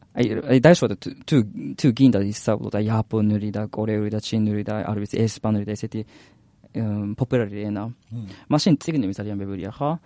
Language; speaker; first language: Georgian; non-native, learner; Japanese